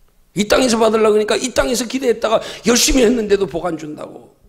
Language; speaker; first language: Korean; native; Korean